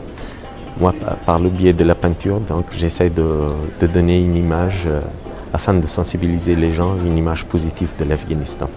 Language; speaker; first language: French; non-native, fluent; Persian